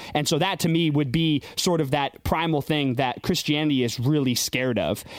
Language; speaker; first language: English; native; English